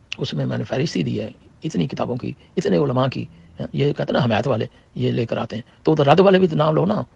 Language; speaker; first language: Urdu; non-native, local second language; Punjabi